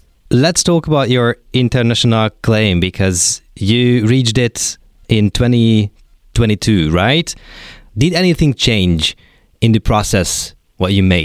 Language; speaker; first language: English; non-native, fluent; Hungarian